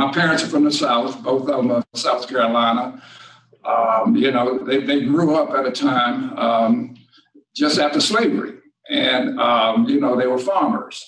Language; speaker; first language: English; native; English